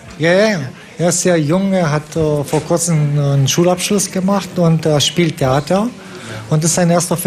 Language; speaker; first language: German; non-native, fluent; Romanian